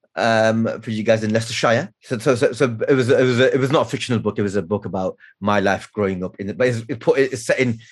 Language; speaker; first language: English; native; English